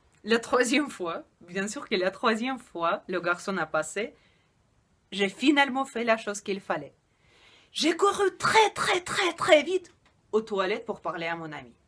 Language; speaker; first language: French; non-native, fluent; Russian